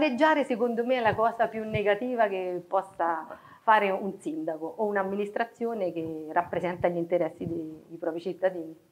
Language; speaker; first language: Italian; native; Italian